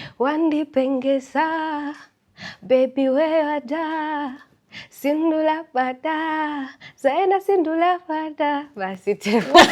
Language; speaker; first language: Nyanja; non-native, local second language; Tumbuka